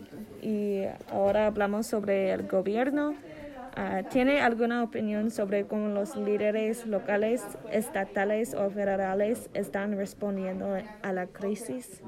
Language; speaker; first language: Spanish; non-native, learner; English